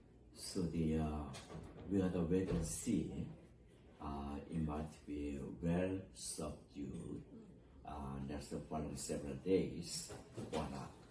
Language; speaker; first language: English; non-native, fluent; Korean